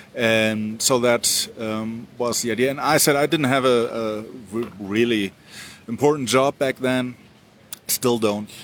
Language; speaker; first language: English; non-native, fluent; German